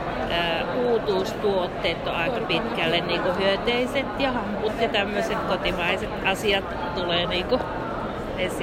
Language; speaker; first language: Finnish; native; Finnish